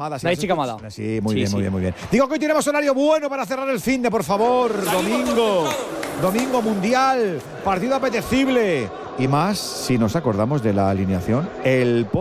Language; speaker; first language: Spanish; native; Spanish